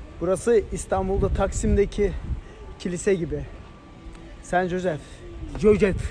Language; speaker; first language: Turkish; native; Turkish